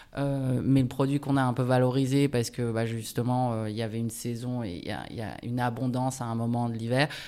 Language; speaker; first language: French; early bilingual, other home language; Japanese